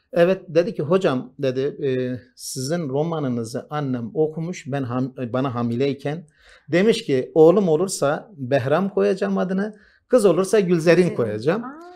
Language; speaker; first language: Turkish; non-native, local second language; Kurdish